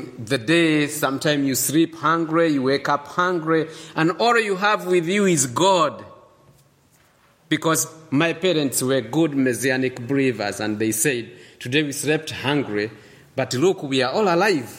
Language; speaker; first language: English; non-native, local second language; Kikuyu